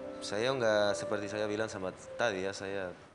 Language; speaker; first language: Indonesian; non-native, learner; Spanish